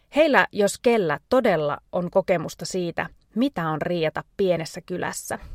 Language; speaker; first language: Finnish; native; Finnish